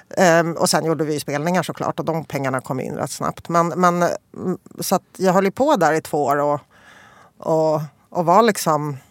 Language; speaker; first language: Swedish; early bilingual, other home language; Polish